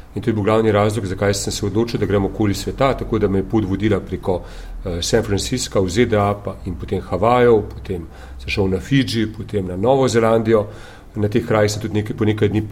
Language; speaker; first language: Slovenian; native; Slovenian